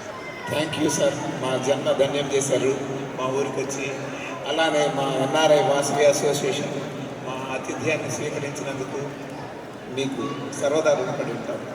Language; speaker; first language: Telugu; native; Telugu